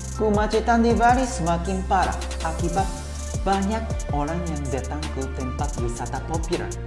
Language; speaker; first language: Indonesian; non-native, fluent; Japanese